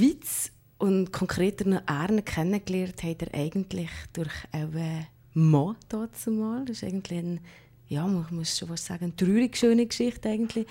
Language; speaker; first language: German; native; German